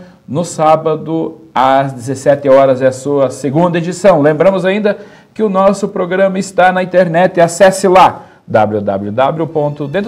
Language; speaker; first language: Portuguese; native; Portuguese